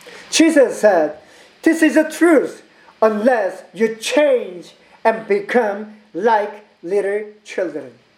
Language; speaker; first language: English; non-native, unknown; Korean